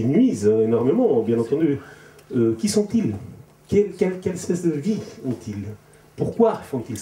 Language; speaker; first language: French; non-native, fluent; Spanish